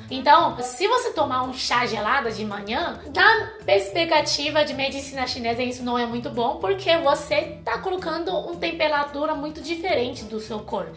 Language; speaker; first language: Portuguese; non-native, fluent; Chinese